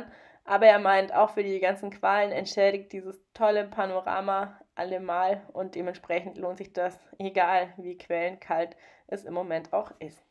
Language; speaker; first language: German; native; German